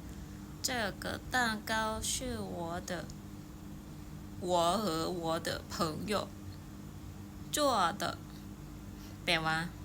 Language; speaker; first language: Chinese; non-native, learner; Thai